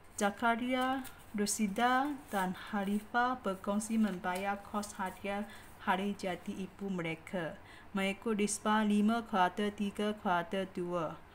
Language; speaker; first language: Malay; non-native, local second language; Chinese